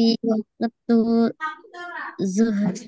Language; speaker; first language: Arabic; non-native, learner; Indonesian